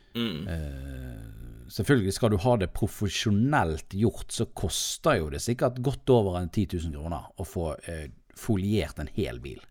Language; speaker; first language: Norwegian; native; Norwegian